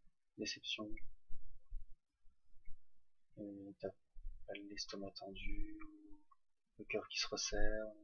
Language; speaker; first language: French; native; French